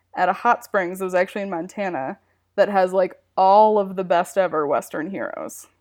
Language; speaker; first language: English; native; English